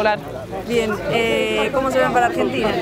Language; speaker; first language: Spanish; native; Spanish